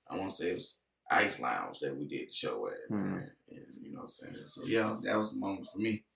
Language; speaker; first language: English; native; English